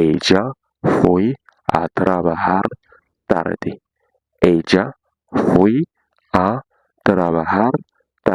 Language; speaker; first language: Spanish; non-native, fluent; Haitian Creole